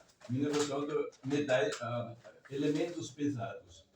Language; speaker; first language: Portuguese; non-native, learner; German